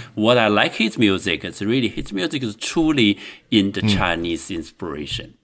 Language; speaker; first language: English; non-native, fluent; Chinese